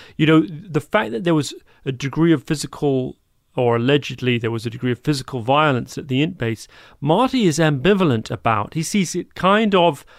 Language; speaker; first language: English; native; English